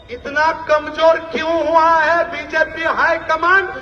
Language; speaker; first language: Hindi; non-native, local second language; Kannada